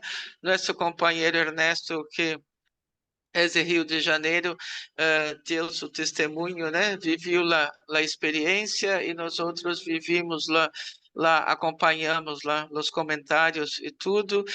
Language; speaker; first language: Portuguese; non-native, learner; Spanish